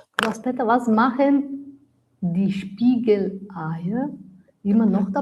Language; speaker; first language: German; non-native, learner; Italian